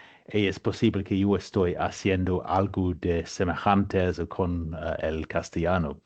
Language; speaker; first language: Spanish; non-native, fluent; English